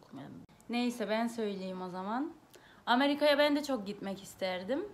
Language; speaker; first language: Turkish; non-native, fluent; Hungarian